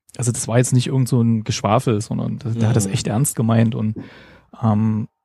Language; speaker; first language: German; native; German